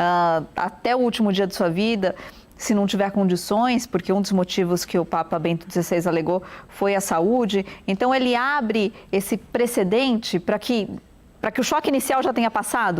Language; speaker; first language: Portuguese; native; Portuguese